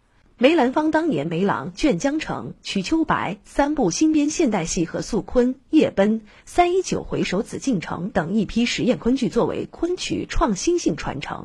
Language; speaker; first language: Chinese; native; Chinese